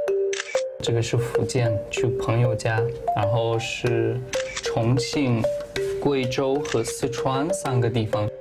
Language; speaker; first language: Chinese; non-native, fluent; Tajik